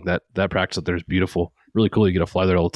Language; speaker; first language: English; native; English